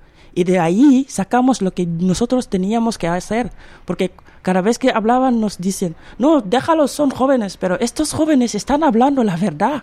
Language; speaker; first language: Spanish; non-native, fluent; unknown